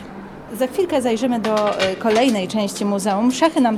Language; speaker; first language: Polish; native; Polish